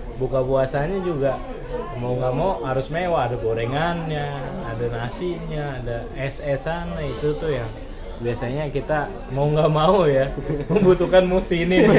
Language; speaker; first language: Indonesian; native; Indonesian